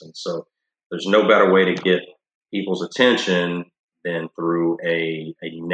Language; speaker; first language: English; native; English